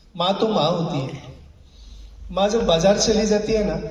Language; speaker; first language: Hindi; non-native, local second language; Marathi